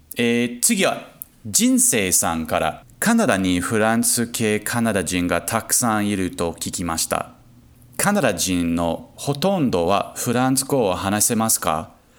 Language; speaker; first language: Japanese; non-native, learner; English